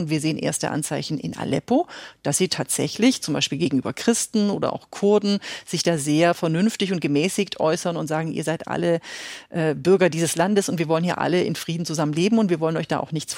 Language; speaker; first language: German; native; German